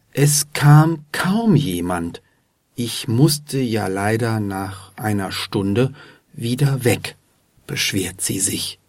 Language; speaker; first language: German; native; German